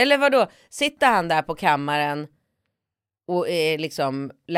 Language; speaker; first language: Swedish; native; Swedish